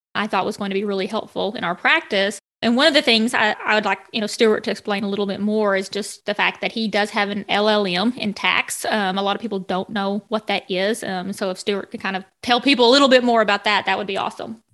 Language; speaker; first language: English; native; English